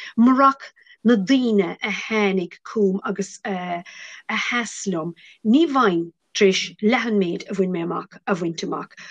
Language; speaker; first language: Irish; non-native, local second language; English